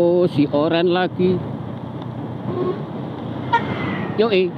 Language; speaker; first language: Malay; non-native, local second language; Javanese